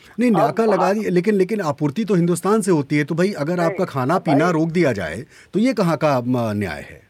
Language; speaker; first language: Hindi; native; Hindi